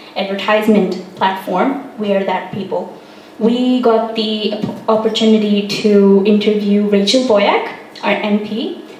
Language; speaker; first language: English; non-native, local second language; Hindi